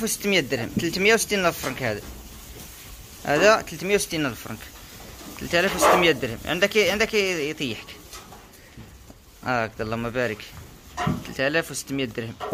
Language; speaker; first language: Arabic; native; Arabic